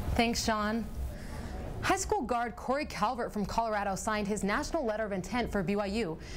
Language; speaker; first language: English; native; English